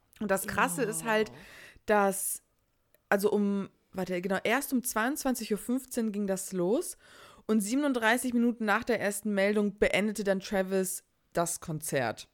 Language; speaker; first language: German; early bilingual, other home language; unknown